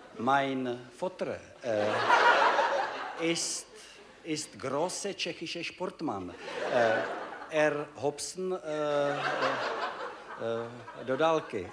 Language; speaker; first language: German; non-native, learner; Czech